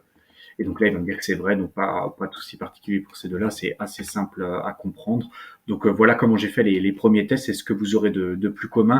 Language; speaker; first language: French; native; French